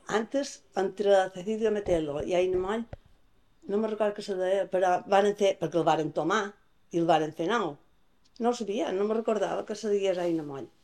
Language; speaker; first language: Catalan; native; Catalan